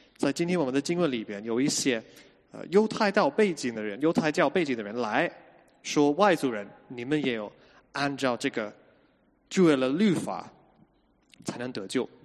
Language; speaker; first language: Chinese; non-native, fluent; English